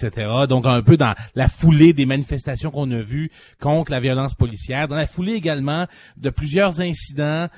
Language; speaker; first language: French; native; French